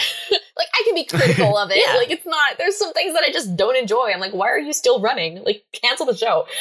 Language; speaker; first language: English; native; English